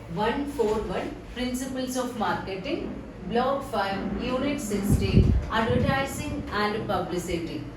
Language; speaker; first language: English; non-native, local second language; Malayalam